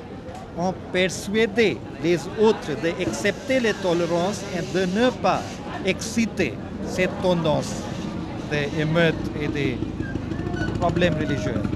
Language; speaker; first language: French; non-native, fluent; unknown